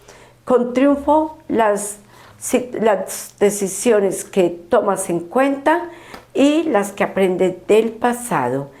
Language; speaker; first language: Spanish; native; Spanish